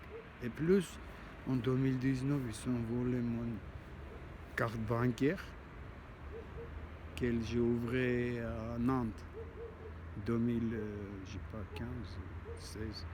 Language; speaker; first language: French; non-native, learner; Armenian